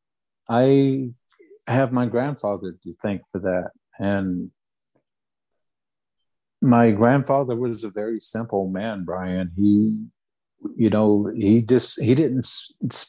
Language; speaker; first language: English; early bilingual, other home language; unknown